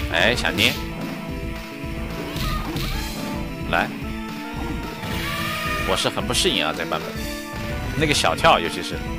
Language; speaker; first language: Chinese; native; Chinese